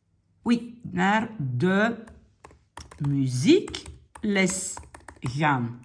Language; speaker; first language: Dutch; non-native, local second language; French